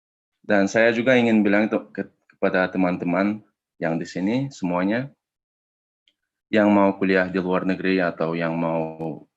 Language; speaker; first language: Indonesian; non-native, fluent; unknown